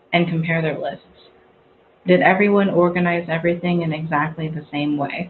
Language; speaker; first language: English; native; English